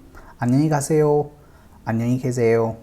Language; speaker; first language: Korean; non-native, fluent; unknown